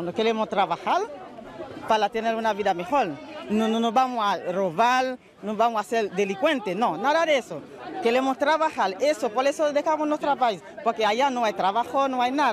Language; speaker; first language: Spanish; non-native, learner; Haitian Creole